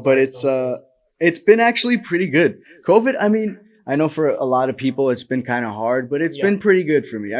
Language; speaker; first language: English; native; English